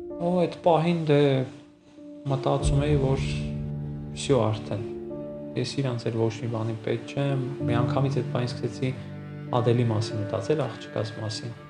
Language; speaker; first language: Armenian; native; Armenian